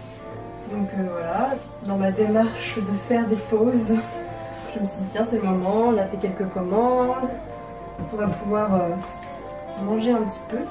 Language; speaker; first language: French; native; French